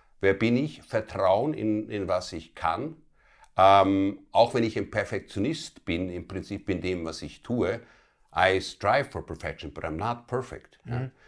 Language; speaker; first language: German; early bilingual, other home language; Italian